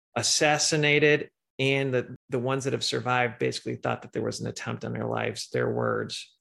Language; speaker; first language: English; native; English